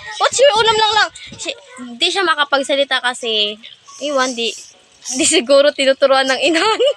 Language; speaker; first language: Filipino; non-native, local second language; Cebuano